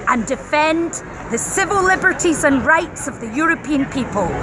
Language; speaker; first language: English; native; English